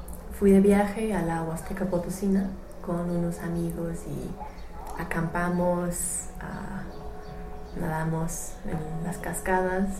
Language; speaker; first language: Spanish; non-native, fluent; English